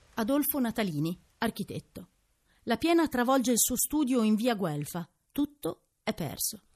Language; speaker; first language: Italian; native; Italian